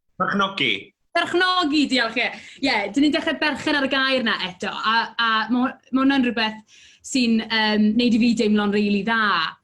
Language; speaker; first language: Welsh; native; Welsh